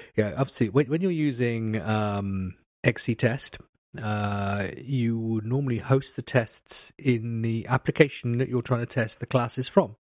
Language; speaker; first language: English; native; English